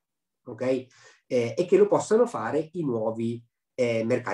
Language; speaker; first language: Italian; native; Italian